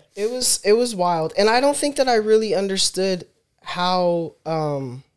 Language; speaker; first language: English; native; English